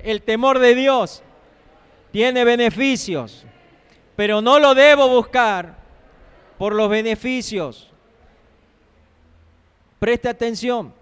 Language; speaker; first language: Spanish; native; Spanish